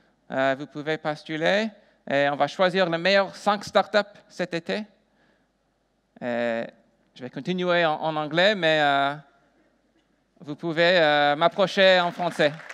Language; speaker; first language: French; non-native, learner; English